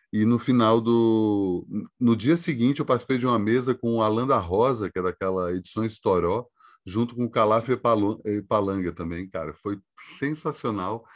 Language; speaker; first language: Portuguese; native; Portuguese